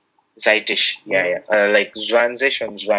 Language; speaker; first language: German; non-native, learner; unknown